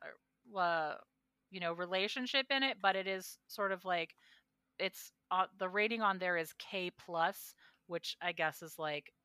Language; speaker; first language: English; native; English